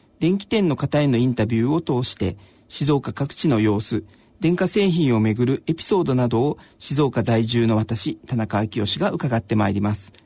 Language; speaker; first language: Japanese; native; Japanese